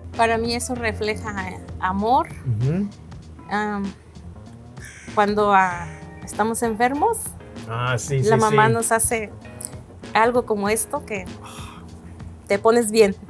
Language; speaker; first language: Spanish; native; Spanish